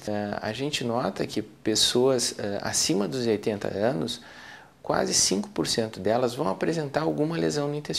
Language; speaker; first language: Portuguese; native; Portuguese